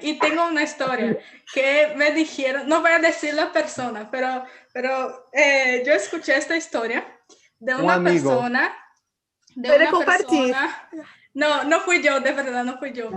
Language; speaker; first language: Spanish; non-native, learner; Portuguese